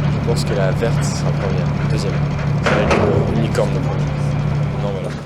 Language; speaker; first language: French; native; French